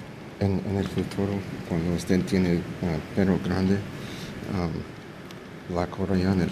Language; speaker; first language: Spanish; early bilingual, heritage; English